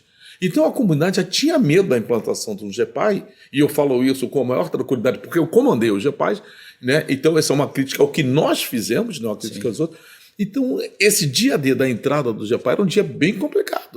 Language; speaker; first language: Portuguese; native; Portuguese